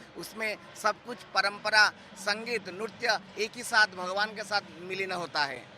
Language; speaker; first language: Hindi; non-native, local second language; Odia